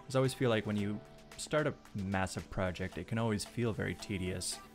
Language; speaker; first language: English; native; English